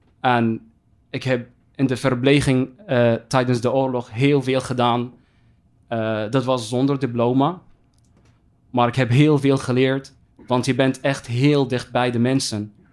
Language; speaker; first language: Dutch; non-native, fluent; Arabic